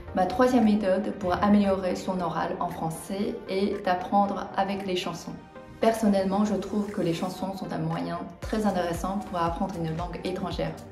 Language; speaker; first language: French; non-native, fluent; Chinese